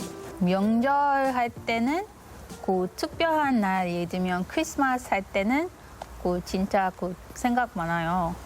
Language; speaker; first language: Korean; non-native, learner; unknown